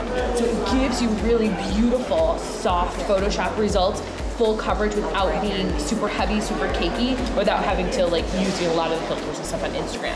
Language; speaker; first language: English; native; English